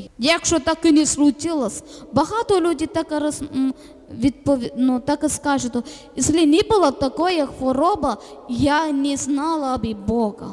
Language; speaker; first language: Ukrainian; non-native, learner; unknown